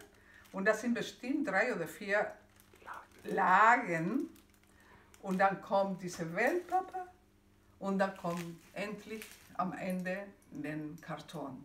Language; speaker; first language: German; non-native, fluent; Spanish